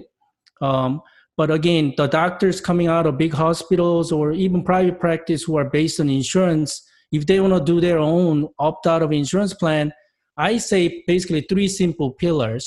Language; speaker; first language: English; non-native, fluent; Korean